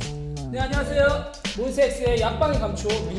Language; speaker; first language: Korean; native; Korean